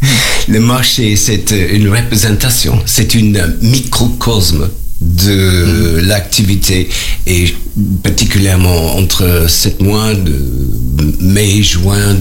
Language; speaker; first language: French; non-native, learner; English